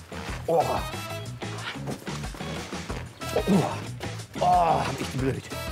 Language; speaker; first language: German; native; German